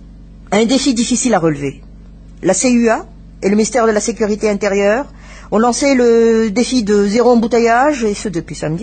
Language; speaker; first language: French; non-native, local second language; Malagasy